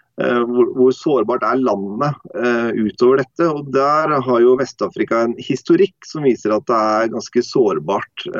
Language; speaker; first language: Norwegian; non-native, fluent; English